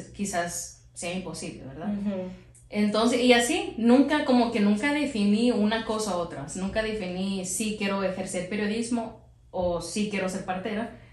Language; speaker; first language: Spanish; early bilingual, heritage; Spanish